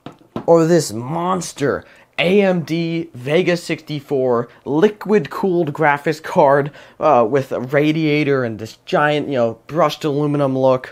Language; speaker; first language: English; native; English